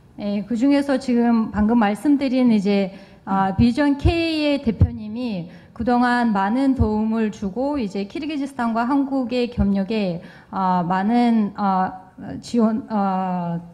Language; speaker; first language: Korean; non-native, fluent; Kyrgyz